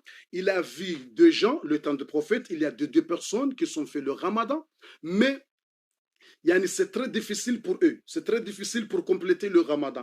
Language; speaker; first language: French; non-native, learner; Comorian